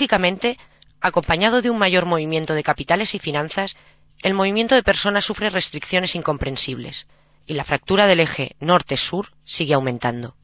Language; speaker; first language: Spanish; native; Spanish